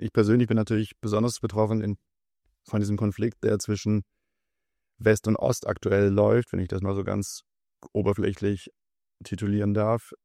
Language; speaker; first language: German; early bilingual, other home language; Russian